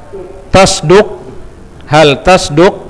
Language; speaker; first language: Arabic; non-native, fluent; Indonesian